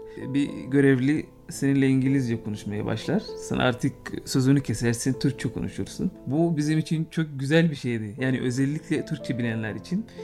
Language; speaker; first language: Turkish; non-native, fluent; Arabic